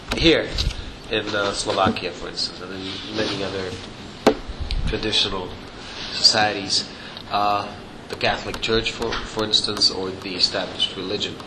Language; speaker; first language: English; non-native, fluent; Slovak